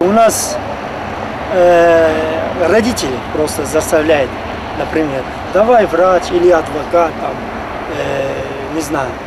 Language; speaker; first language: Ukrainian; non-native, learner; Turkish